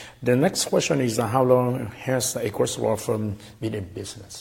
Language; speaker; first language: English; non-native, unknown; Vietnamese